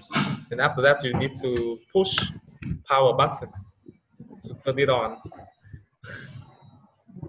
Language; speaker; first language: English; non-native, fluent; Vietnamese